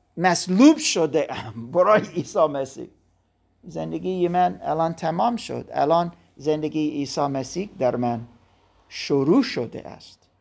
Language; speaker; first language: Persian; non-native, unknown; German